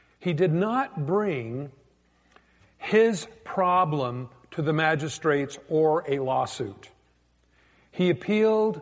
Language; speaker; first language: English; native; English